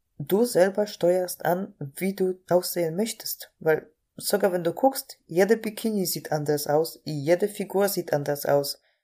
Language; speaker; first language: German; non-native, fluent; Polish